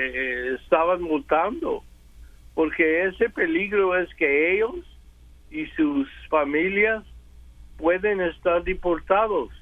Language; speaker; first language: Spanish; early bilingual, other home language; English